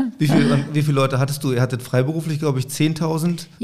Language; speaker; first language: German; native; German